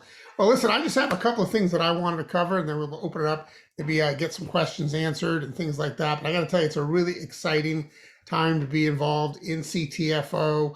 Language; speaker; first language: English; native; English